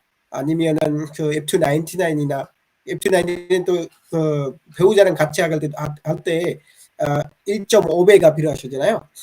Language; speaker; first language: Korean; non-native, fluent; Bangla